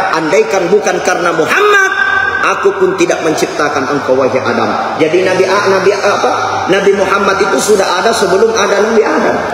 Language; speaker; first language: Malay; non-native, local second language; Buginese